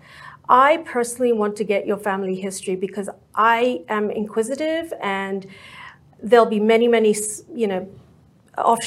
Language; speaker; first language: English; native; English